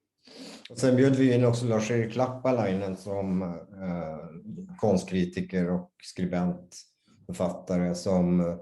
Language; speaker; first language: Swedish; native; Swedish